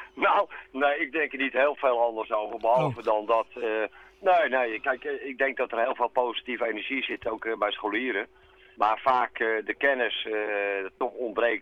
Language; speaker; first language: Dutch; native; Dutch